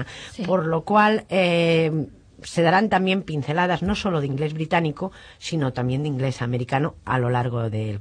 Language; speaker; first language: Spanish; native; Spanish